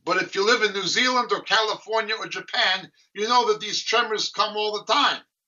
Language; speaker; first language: English; native; English